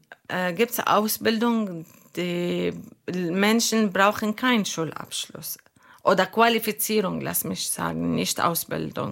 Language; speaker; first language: German; non-native, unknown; Arabic